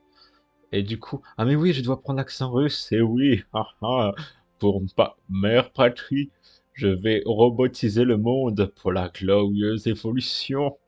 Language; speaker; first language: French; native; French